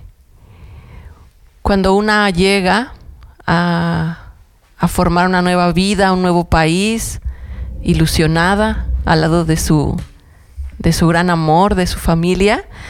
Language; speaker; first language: Spanish; native; Spanish